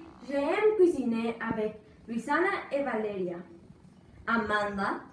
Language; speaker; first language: French; non-native, learner; Spanish